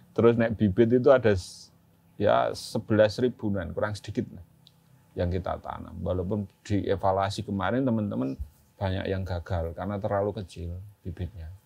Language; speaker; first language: Indonesian; non-native, local second language; Javanese